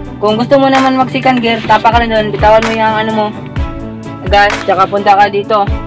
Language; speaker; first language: Filipino; non-native, local second language; Cebuano